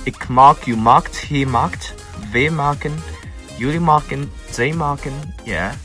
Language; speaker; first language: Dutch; non-native, learner; Japanese